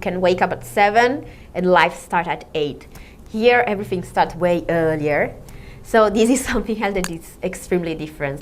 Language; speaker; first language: English; non-native, fluent; Italian